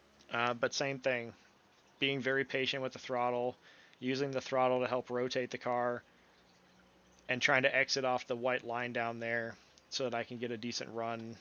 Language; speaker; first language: English; native; English